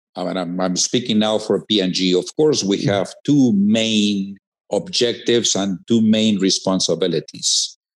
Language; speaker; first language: English; non-native, fluent; Spanish